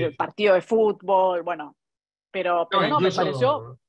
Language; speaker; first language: Spanish; non-native, local second language; Italian